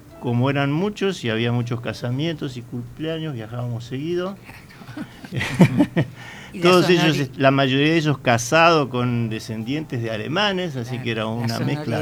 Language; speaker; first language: Spanish; native; Spanish